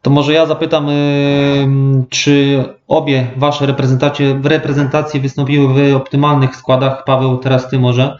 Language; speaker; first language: Polish; native; Polish